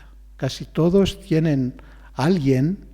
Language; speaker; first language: Spanish; non-native, fluent; Greek